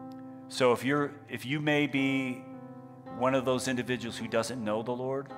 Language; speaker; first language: English; native; English